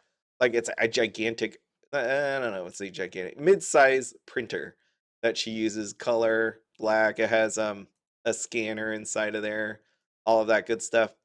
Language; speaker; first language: English; native; English